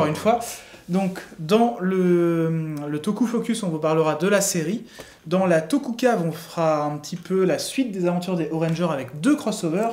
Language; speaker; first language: French; native; French